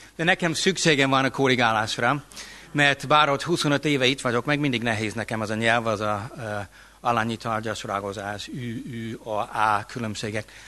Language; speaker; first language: Hungarian; non-native, fluent; English